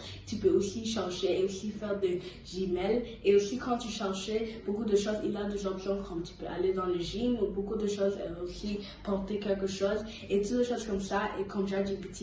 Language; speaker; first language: French; early bilingual, heritage; French